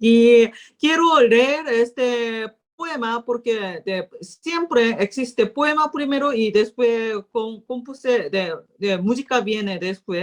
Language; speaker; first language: Spanish; non-native, learner; Korean